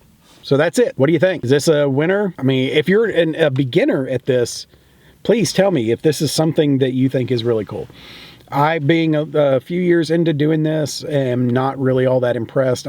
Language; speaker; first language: English; native; English